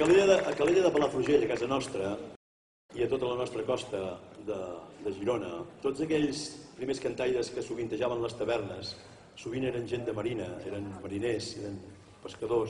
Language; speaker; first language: Catalan; native; Catalan